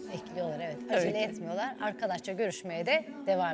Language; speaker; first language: Turkish; native; Turkish